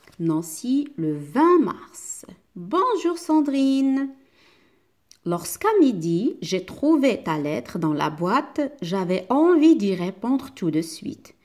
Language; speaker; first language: French; non-native, local second language; Arabic